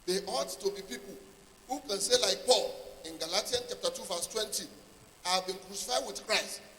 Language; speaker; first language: English; non-native, local second language; Yoruba